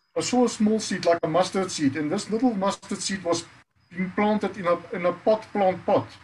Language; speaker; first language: English; non-native, local second language; Afrikaans